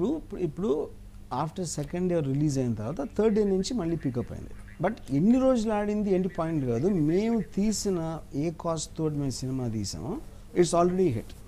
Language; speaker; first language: Telugu; native; Telugu